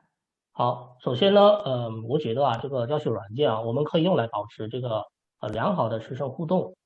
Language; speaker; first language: Chinese; native; Chinese